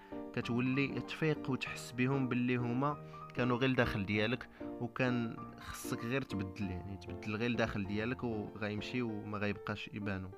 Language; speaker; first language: Arabic; native; Arabic